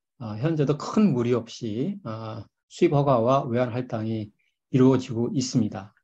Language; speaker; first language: Korean; native; Korean